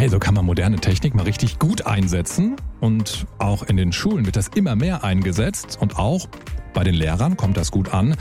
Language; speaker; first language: German; native; German